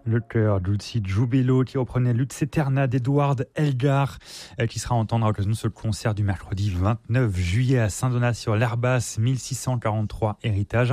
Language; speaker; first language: French; native; French